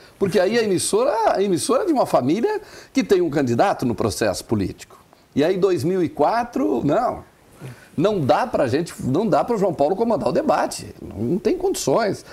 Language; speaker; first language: Portuguese; non-native, local second language; German